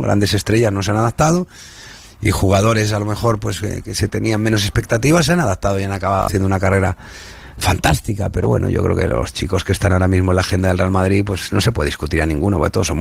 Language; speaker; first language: Spanish; native; Spanish